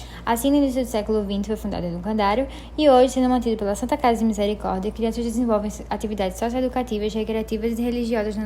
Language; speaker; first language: Portuguese; native; Portuguese